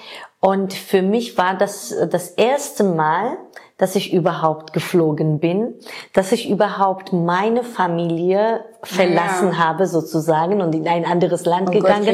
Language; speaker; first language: German; non-native, fluent; Georgian